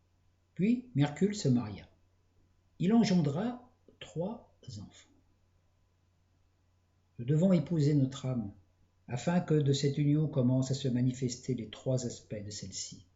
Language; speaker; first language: French; native; French